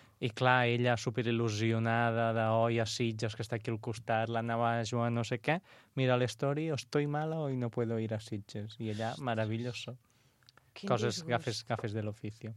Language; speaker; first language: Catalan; non-native, local second language; Spanish